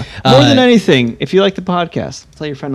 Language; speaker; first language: English; native; English